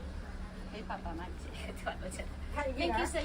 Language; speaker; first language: English; non-native, learner; Cantonese